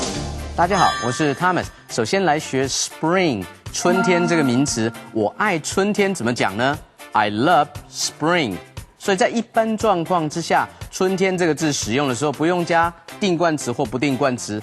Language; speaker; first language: Chinese; native; Chinese